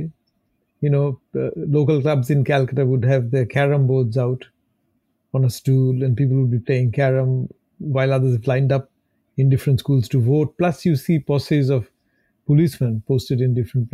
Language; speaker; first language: English; non-native, local second language; Bangla